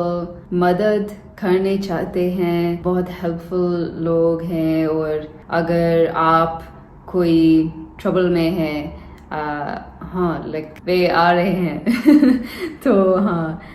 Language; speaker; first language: Hindi; non-native, learner; English